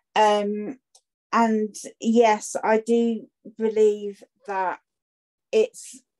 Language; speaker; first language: English; native; English